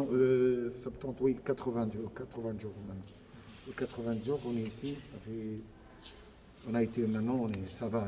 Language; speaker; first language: French; non-native, fluent; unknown